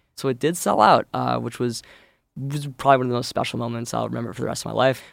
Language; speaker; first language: English; native; English